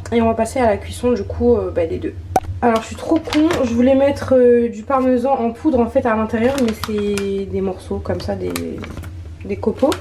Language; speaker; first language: French; early bilingual, other home language; Arabic